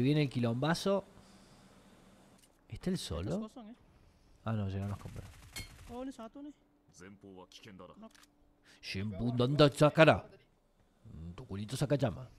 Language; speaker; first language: Spanish; native; Spanish